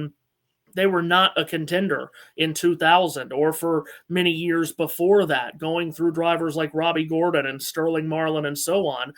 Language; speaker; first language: English; native; English